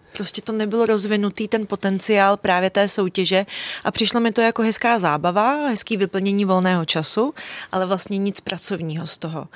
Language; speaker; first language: Czech; early bilingual, other home language; Russian